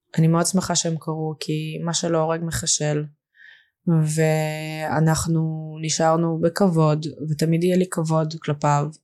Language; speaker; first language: Hebrew; early bilingual, other home language; Russian